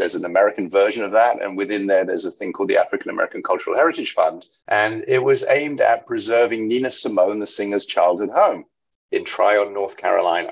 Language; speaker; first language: English; native; English